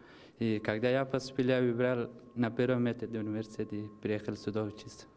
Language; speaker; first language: Russian; non-native, fluent; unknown